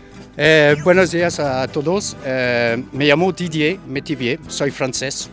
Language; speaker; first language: Spanish; non-native, learner; French